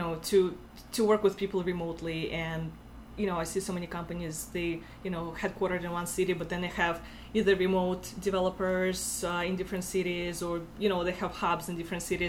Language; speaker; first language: English; non-native, fluent; Russian